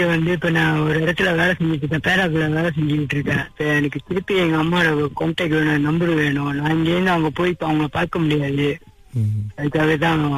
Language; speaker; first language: Tamil; early bilingual, heritage; Tamil